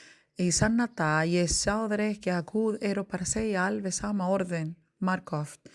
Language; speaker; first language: Icelandic; non-native, learner; Spanish